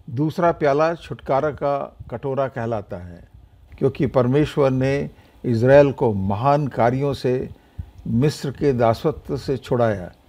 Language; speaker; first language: Hindi; native; Hindi